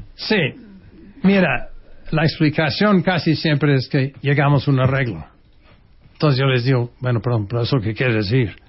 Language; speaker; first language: Spanish; non-native, fluent; English